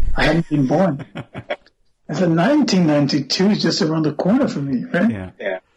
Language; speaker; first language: English; non-native, fluent; Portuguese